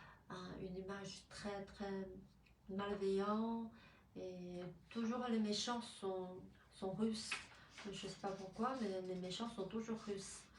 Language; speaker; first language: French; non-native, fluent; Chinese